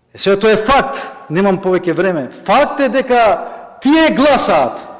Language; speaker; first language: Macedonian; non-native, local second language; Albanian